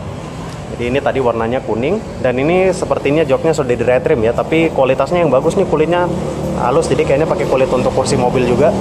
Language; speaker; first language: Indonesian; native; Indonesian